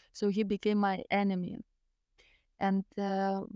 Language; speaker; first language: English; non-native, fluent; Lithuanian